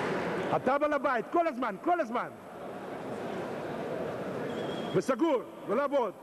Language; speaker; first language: Hebrew; non-native, fluent; Russian